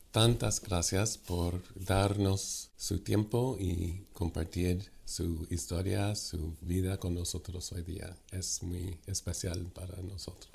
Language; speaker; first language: Spanish; non-native, fluent; English